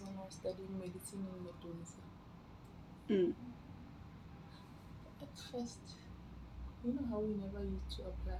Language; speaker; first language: English; non-native, local second language; Tswana